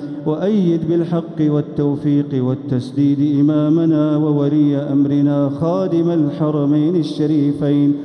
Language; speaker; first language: Arabic; native; Arabic